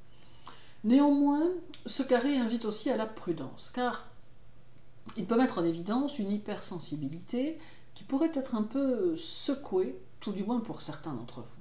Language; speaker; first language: French; native; French